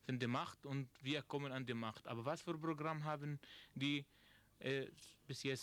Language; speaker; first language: German; non-native, learner; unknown